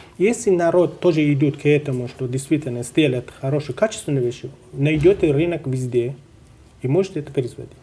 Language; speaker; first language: Russian; non-native, fluent; Persian